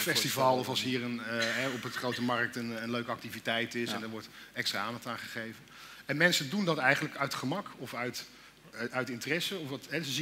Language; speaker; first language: Dutch; native; Dutch